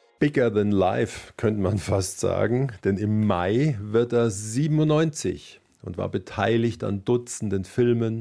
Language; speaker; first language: German; native; German